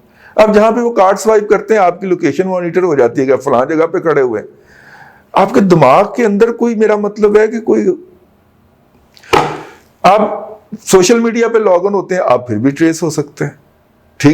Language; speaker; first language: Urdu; non-native, local second language; Punjabi